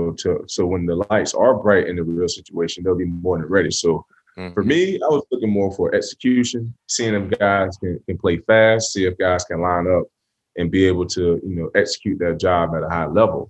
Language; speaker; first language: English; native; English